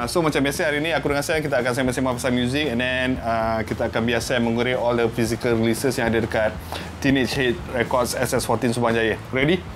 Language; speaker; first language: Malay; native; Malay